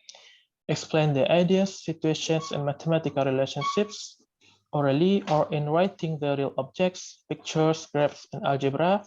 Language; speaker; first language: English; non-native, learner; Indonesian